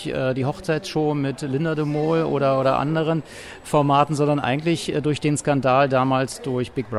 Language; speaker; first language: German; native; German